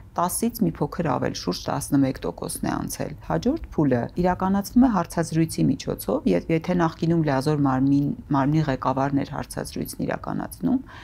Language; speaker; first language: Armenian; native; Armenian